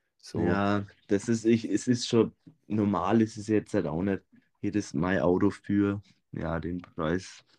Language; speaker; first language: German; native; German